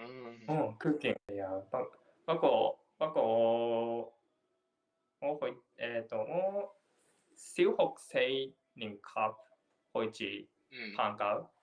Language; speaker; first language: Cantonese; non-native, learner; Japanese